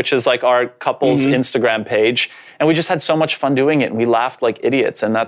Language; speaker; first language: English; non-native, fluent; Polish